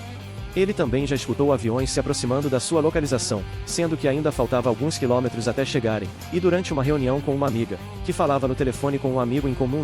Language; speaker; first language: Portuguese; native; Portuguese